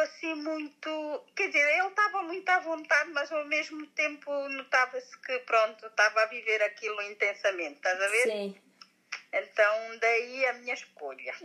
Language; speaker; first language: Portuguese; native; Portuguese